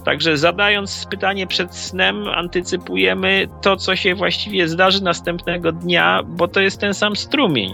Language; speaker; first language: Polish; native; Polish